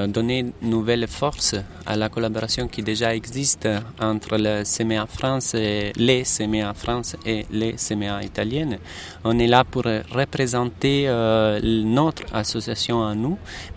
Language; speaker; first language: French; non-native, fluent; Italian